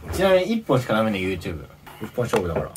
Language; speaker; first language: Japanese; native; Japanese